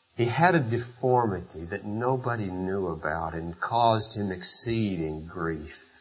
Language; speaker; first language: English; native; English